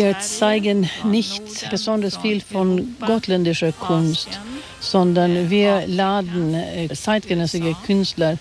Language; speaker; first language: German; non-native, fluent; Swedish